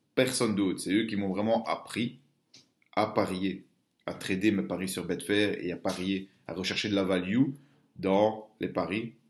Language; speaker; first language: French; native; French